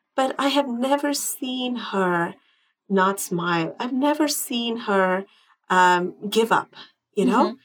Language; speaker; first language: English; non-native, local second language; Tamil